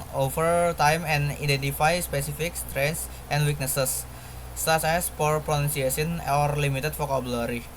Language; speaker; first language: English; non-native, learner; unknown